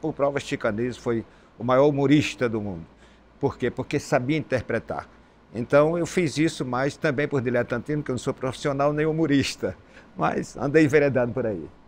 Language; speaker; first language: Portuguese; native; Portuguese